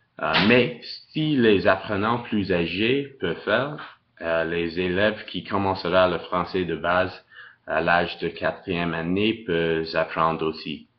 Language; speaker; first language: French; non-native, local second language; English